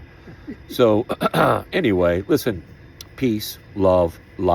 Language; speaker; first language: English; native; English